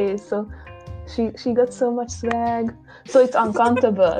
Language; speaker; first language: English; non-native, fluent; Hungarian